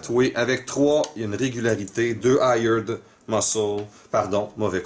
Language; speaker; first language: French; native; French